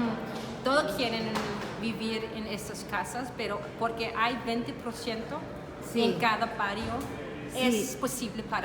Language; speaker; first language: Spanish; non-native, learner; Danish